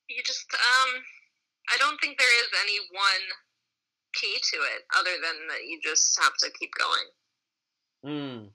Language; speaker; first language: English; native; English